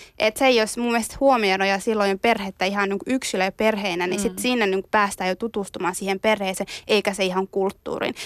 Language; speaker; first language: Finnish; early bilingual, other home language; Somali